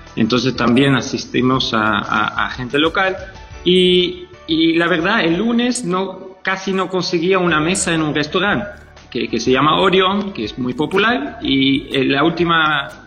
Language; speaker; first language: Spanish; non-native, fluent; Dutch